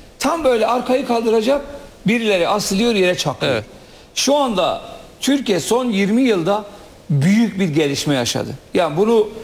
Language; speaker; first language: Turkish; non-native, local second language; Kurdish